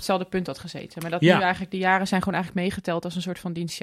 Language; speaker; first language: Dutch; native; Dutch